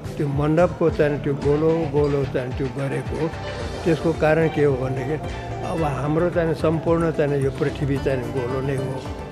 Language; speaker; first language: Nepali; non-native, local second language; Newari